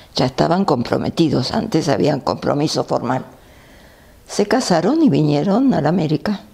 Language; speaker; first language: Spanish; native; Spanish